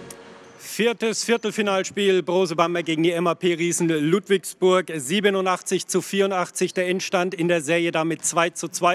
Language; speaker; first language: German; native; German